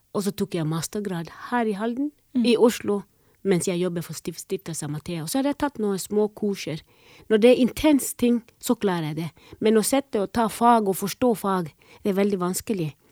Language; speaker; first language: Norwegian; non-native, fluent; Somali